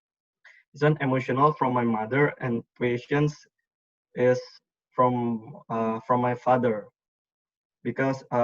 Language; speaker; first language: English; non-native, learner; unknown